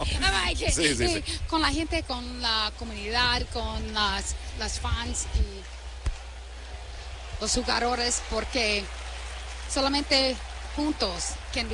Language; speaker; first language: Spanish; non-native, learner; English